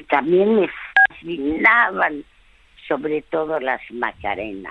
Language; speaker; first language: Spanish; early bilingual, other home language; French